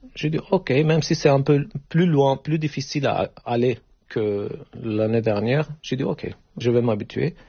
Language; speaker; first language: French; non-native, learner; Turkish